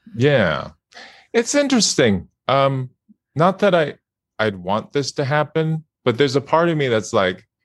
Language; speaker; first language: English; non-native, fluent; Japanese